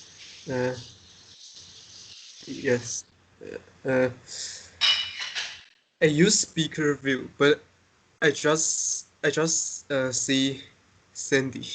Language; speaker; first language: English; non-native, learner; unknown